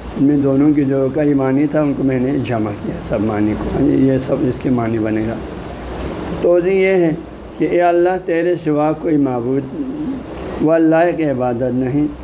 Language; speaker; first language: Urdu; non-native, local second language; Balti